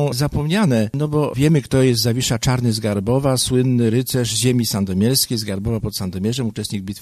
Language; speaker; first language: Polish; native; Polish